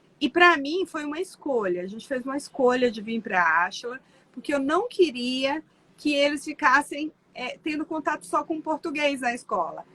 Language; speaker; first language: Portuguese; native; Portuguese